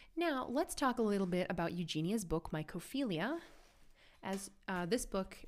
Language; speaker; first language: English; native; English